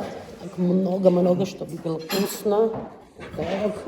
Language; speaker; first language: Russian; non-native, local second language; Armenian